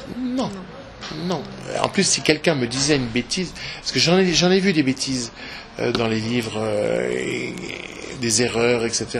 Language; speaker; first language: French; native; French